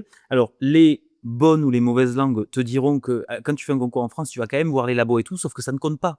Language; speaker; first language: French; native; French